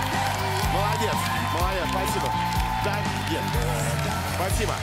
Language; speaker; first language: Russian; native; Russian